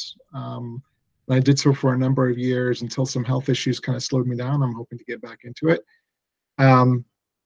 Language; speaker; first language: English; early bilingual, other home language; Persian